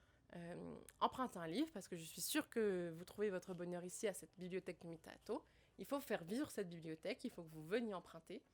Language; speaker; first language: French; native; French